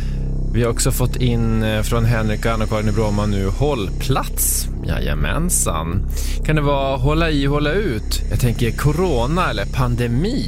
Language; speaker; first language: Swedish; native; Swedish